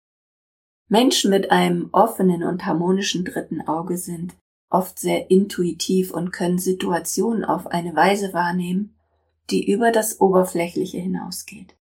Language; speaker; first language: German; native; German